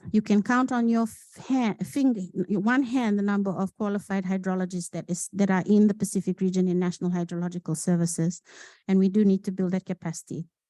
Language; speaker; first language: English; non-native, local second language; Fijian